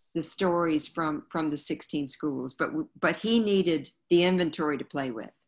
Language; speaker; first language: English; native; English